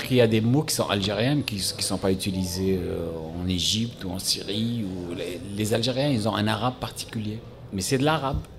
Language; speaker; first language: French; non-native, local second language; Arabic